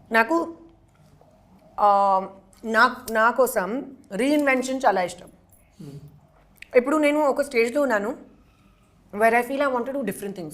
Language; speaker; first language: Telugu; non-native, fluent; Hindi